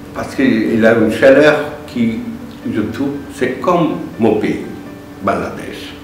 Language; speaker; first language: French; non-native, learner; Bangla